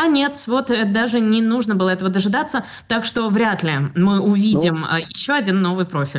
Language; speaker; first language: Russian; native; Russian